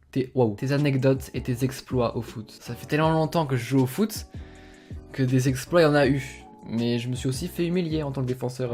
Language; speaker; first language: French; native; French